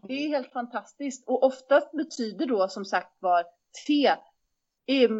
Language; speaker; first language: Swedish; native; Swedish